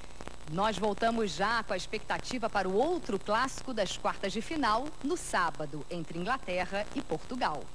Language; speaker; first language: Portuguese; native; Portuguese